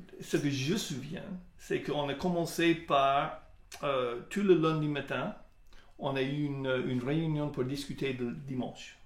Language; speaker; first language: French; non-native, fluent; English